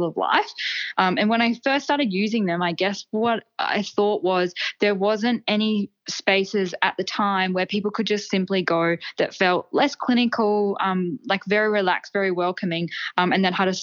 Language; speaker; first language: English; native; English